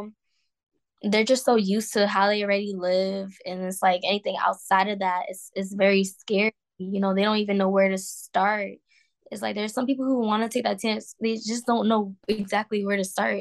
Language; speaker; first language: English; native; English